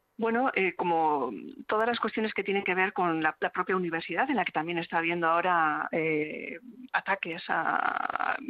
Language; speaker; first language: Spanish; native; Spanish